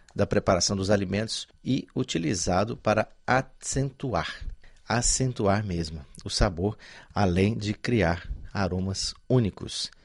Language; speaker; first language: Portuguese; native; Portuguese